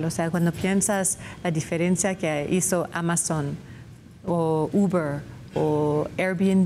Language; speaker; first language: Spanish; non-native, fluent; English